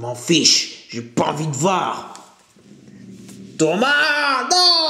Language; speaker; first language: French; native; French